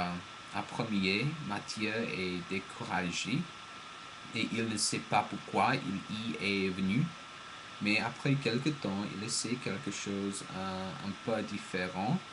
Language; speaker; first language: French; non-native, learner; English